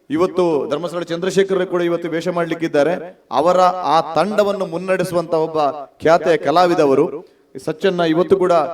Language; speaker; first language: Kannada; non-native, local second language; Tulu